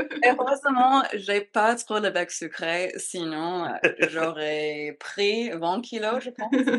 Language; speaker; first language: French; non-native, fluent; English